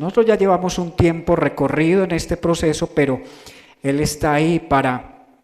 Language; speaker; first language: Spanish; native; Spanish